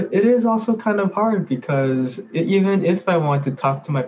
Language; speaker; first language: English; early bilingual, other home language; Korean